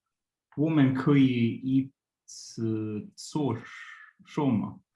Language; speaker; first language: Chinese; non-native, learner; Swedish